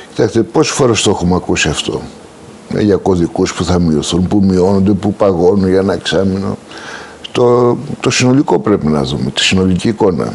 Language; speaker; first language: Greek; native; Greek